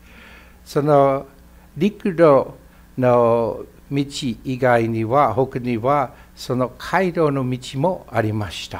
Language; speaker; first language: Japanese; non-native, fluent; English